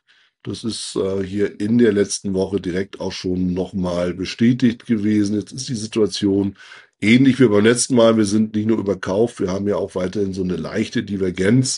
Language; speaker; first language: German; native; German